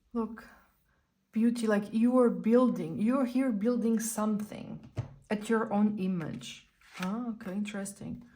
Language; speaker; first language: English; non-native, fluent; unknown